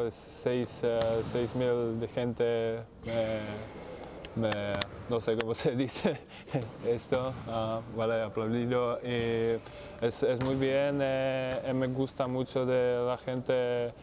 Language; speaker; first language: Spanish; non-native, learner; Czech